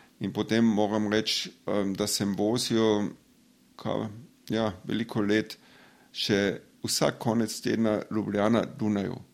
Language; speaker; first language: Slovenian; non-native, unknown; German